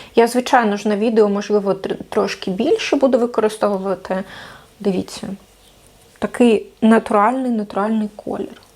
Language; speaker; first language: Ukrainian; non-native, local second language; Russian